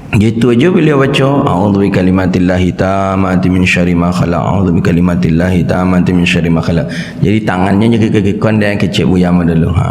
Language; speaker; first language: Malay; non-native, local second language; Minangkabau